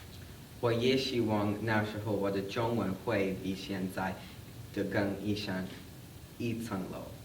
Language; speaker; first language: Chinese; non-native, learner; English